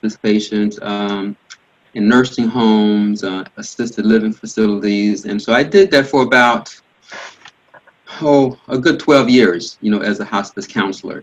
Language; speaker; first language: English; native; English